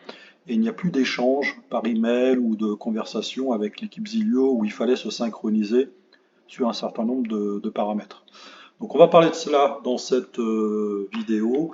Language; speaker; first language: French; native; French